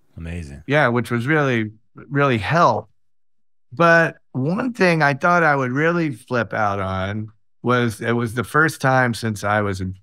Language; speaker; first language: English; native; English